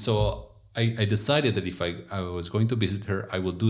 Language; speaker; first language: English; non-native, fluent; Spanish